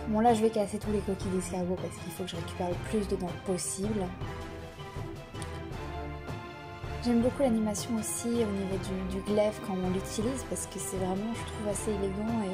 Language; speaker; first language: French; native; French